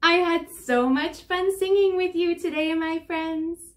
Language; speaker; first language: English; native; English